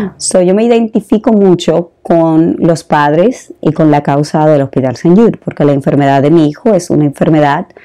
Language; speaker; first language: Spanish; native; Spanish